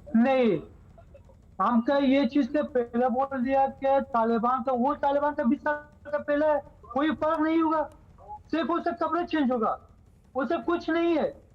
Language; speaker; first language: Hindi; non-native, learner; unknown